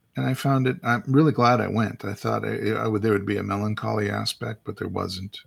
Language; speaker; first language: English; native; English